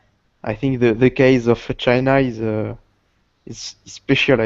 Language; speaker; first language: English; non-native, learner; Portuguese